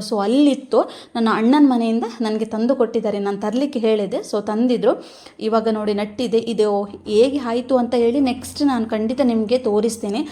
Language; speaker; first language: Kannada; non-native, local second language; Tulu